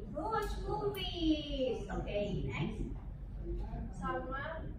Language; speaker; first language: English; non-native, fluent; Indonesian